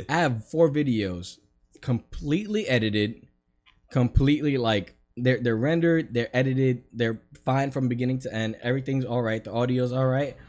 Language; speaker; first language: English; native; English